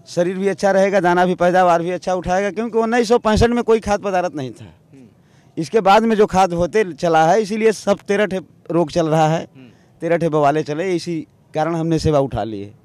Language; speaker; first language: Hindi; native; Hindi